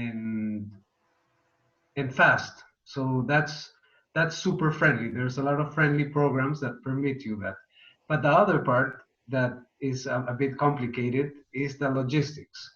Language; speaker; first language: English; non-native, fluent; Spanish